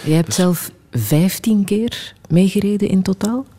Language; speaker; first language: Dutch; native; Dutch